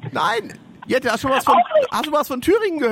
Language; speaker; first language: German; native; German